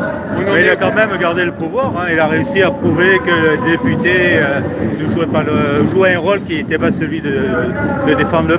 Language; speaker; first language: French; native; French